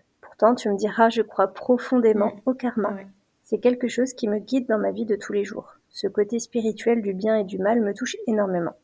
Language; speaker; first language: French; native; French